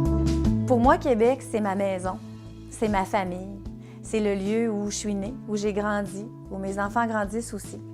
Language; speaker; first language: French; native; French